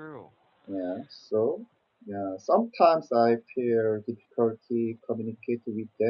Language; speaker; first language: English; non-native, learner; Korean